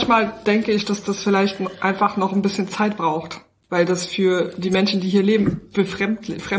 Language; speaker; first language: German; native; German